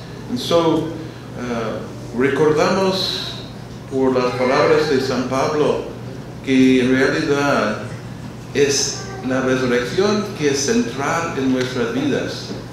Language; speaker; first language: Spanish; non-native, learner; English